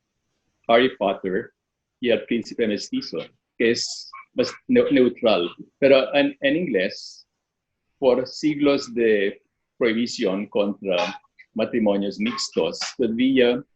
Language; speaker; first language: Spanish; non-native, fluent; Filipino